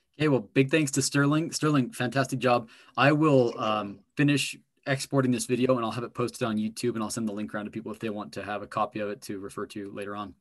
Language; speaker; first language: English; native; English